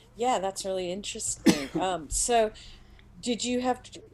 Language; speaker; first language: English; early bilingual, other home language; Hindi